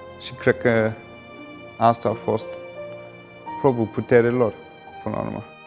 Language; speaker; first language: Romanian; non-native, fluent; English